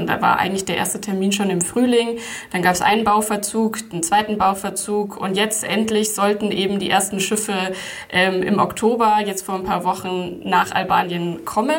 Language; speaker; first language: German; native; German